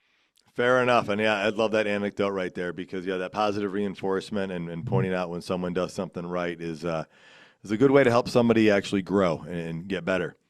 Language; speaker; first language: English; native; English